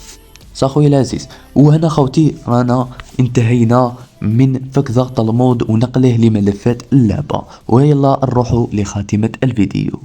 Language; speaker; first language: Arabic; native; Arabic